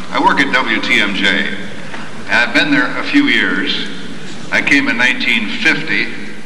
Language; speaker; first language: English; native; English